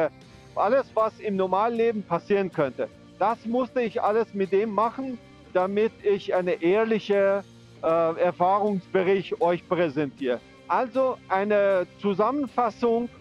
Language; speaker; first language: German; non-native, fluent; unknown